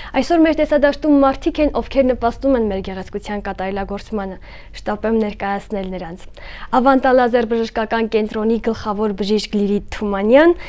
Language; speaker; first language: Armenian; native; Armenian